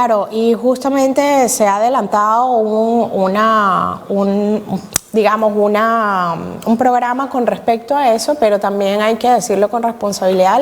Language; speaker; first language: Spanish; native; Spanish